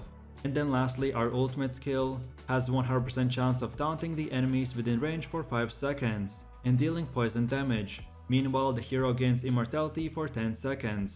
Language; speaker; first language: English; non-native, fluent; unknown